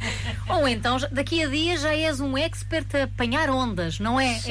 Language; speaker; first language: Portuguese; native; Portuguese